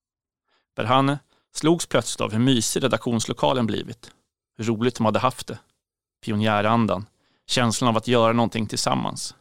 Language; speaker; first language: Swedish; native; Swedish